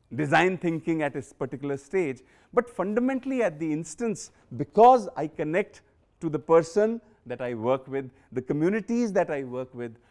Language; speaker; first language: English; non-native, local second language; Punjabi